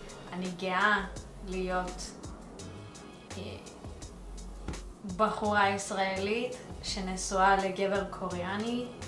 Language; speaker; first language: Hebrew; early bilingual, other home language; Russian